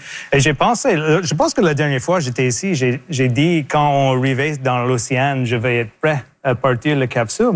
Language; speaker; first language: French; non-native, local second language; English